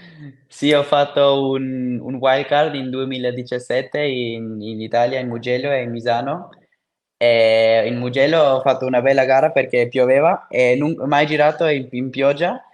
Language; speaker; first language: Italian; non-native, fluent; Swiss German